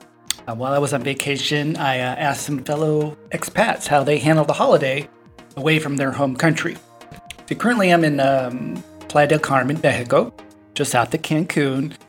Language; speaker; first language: English; native; English